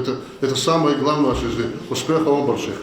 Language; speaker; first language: Russian; non-native, local second language; Lezghian